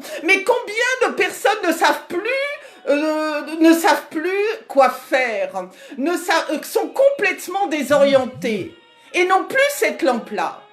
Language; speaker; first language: French; native; French